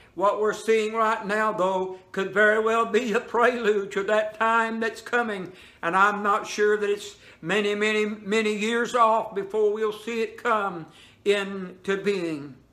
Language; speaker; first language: English; native; English